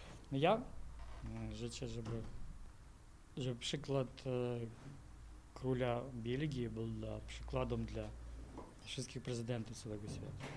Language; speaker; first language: Ukrainian; native; Ukrainian